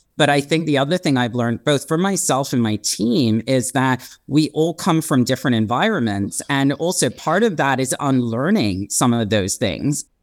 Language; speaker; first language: English; native; English